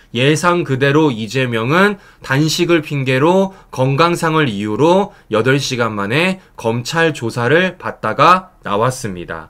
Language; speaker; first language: Korean; native; Korean